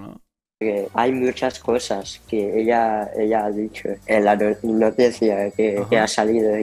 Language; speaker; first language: Spanish; early bilingual, heritage; Spanish